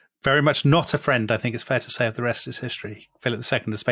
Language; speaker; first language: English; native; English